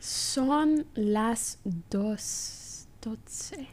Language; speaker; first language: Spanish; non-native, learner; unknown